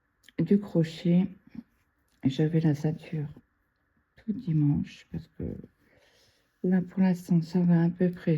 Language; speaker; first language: French; native; French